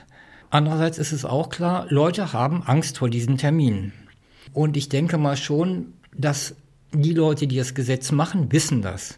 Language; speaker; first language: German; native; German